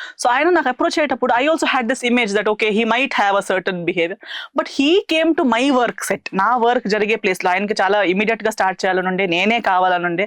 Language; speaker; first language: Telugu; non-native, fluent; Konkani